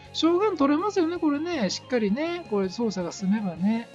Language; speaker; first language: Japanese; native; Japanese